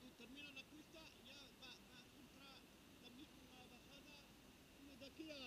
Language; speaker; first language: Spanish; non-native, learner; Arabic